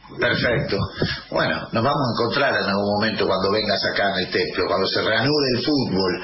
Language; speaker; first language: Spanish; native; Spanish